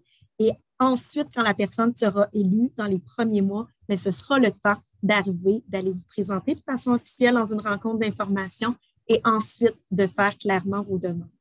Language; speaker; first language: French; native; French